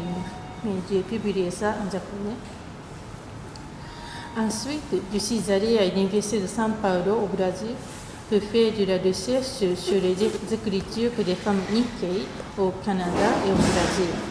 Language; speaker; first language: French; non-native, fluent; Japanese